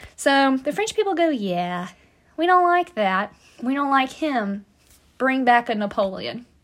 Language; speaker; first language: English; native; English